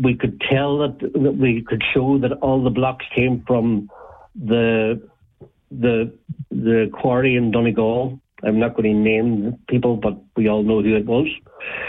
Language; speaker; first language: English; native; English